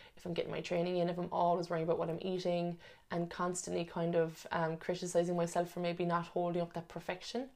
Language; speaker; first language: English; native; English